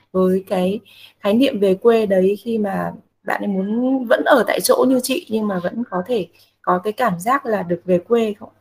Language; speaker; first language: Vietnamese; native; Vietnamese